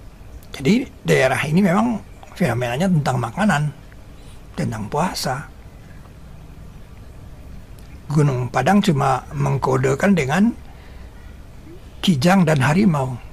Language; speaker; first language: Indonesian; native; Indonesian